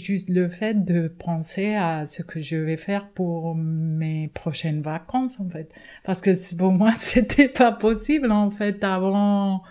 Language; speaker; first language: French; non-native, fluent; Spanish